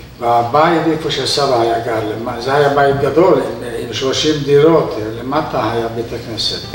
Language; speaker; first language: Hebrew; non-native, fluent; Hungarian